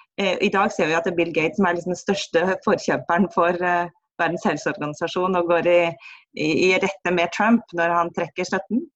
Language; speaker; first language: Norwegian; native; Norwegian